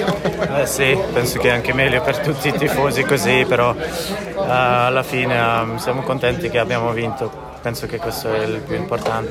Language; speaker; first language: Italian; non-native, local second language; Swiss German